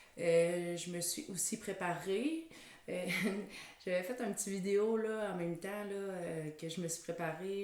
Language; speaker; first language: French; native; French